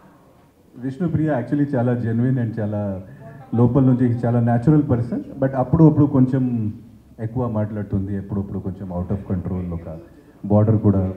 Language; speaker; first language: Telugu; non-native, fluent; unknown